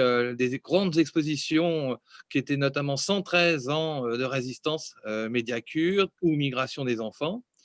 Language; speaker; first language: French; native; French